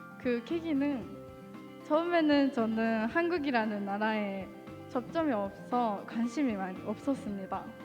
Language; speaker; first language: Korean; non-native, fluent; Japanese